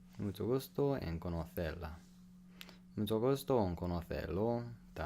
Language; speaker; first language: Spanish; non-native, learner; English